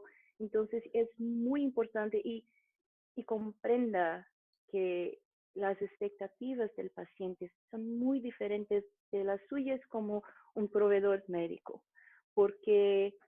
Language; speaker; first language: Spanish; non-native, fluent; Portuguese